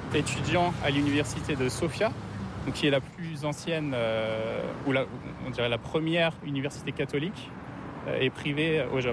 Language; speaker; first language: French; native; French